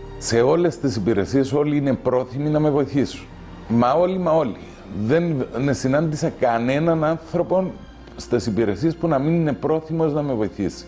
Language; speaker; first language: Greek; native; Greek